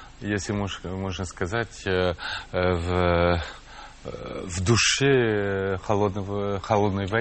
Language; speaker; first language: Russian; non-native, fluent; French